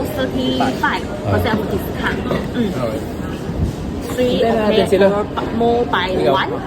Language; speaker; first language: English; non-native, learner; Chinese